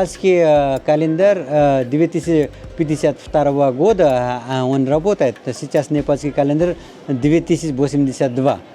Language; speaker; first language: Russian; non-native, fluent; Nepali